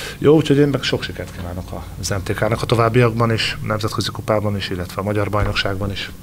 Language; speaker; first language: Hungarian; native; Hungarian